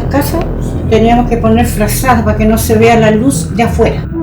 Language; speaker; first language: Spanish; native; Spanish